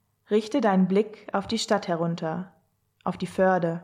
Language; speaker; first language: German; native; German